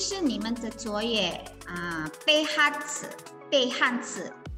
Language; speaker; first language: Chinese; non-native, fluent; Indonesian